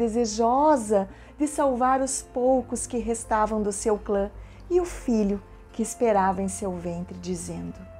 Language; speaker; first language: Portuguese; native; Portuguese